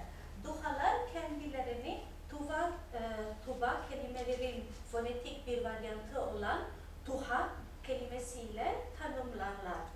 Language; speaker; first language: Turkish; non-native, fluent; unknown